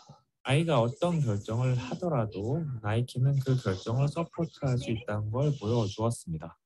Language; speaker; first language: Korean; native; Korean